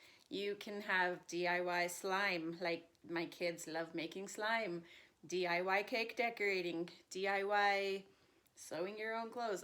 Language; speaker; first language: English; native; English